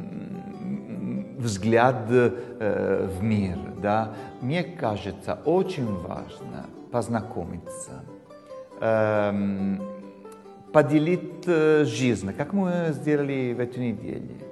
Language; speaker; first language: Russian; non-native, fluent; Italian